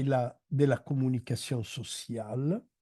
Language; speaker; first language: Spanish; non-native, fluent; Italian